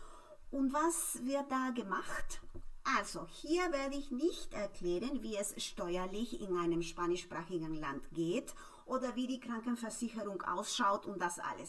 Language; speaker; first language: German; non-native, fluent; Spanish